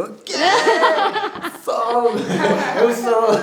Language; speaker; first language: Portuguese; non-native, fluent; Spanish